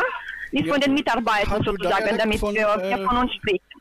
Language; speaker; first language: German; non-native, learner; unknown